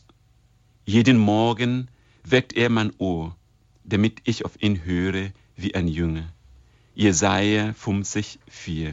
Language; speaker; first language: German; non-native, fluent; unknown